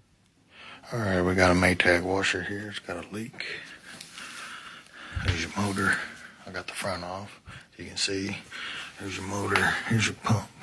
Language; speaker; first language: English; native; English